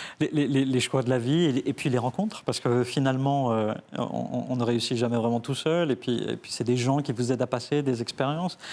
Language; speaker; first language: French; early bilingual, other home language; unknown